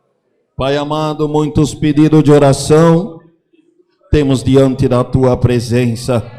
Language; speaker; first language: Portuguese; native; Portuguese